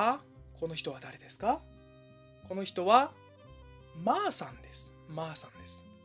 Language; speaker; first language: Japanese; non-native, fluent; Chinese